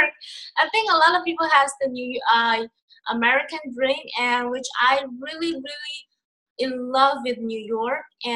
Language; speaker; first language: English; non-native, fluent; Chinese